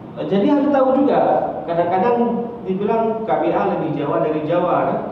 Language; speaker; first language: Indonesian; non-native, local second language; Achinese